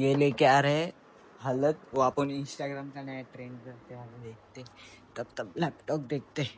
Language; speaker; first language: Hindi; non-native, local second language; Marathi